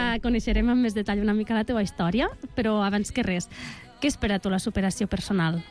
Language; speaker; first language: Catalan; native; Catalan